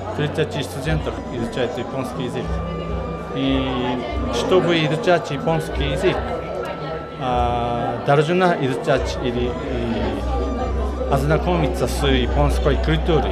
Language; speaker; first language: Russian; non-native, learner; Japanese